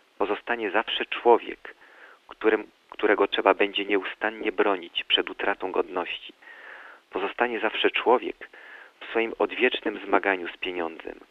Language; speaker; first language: Polish; early bilingual, heritage; Polish